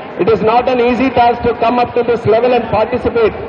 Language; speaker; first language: English; non-native, local second language; Telugu